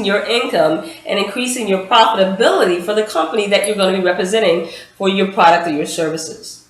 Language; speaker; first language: English; native; English